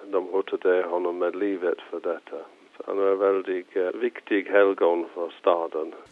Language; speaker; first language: Swedish; non-native, fluent; English